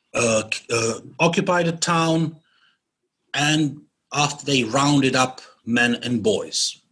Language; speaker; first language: English; non-native, fluent; Bosnian